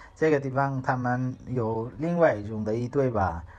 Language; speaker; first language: Chinese; non-native, learner; Hindi